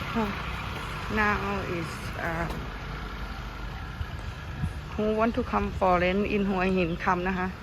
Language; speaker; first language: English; non-native, learner; Thai